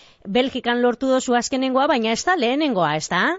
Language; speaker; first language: Basque; native; Basque